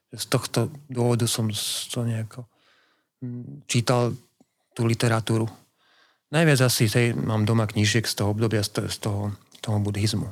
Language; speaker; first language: Slovak; native; Slovak